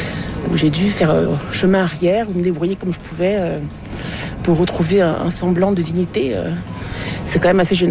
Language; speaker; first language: French; native; French